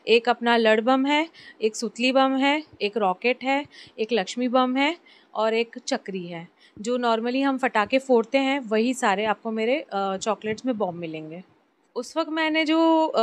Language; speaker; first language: Hindi; native; Hindi